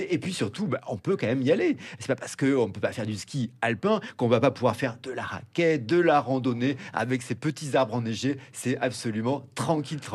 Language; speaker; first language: French; native; French